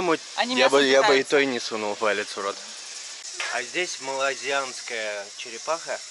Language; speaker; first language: Russian; native; Russian